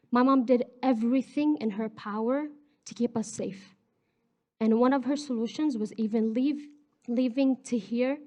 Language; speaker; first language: English; early bilingual, other home language; Arabic